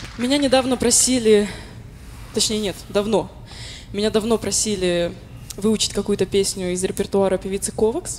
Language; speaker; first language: Russian; native; Russian